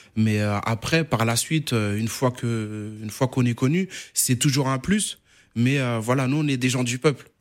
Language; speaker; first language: French; native; French